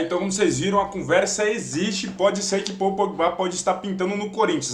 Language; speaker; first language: Portuguese; native; Portuguese